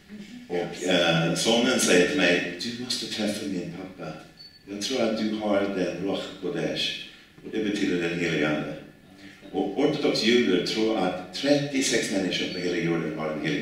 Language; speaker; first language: Swedish; non-native, fluent; English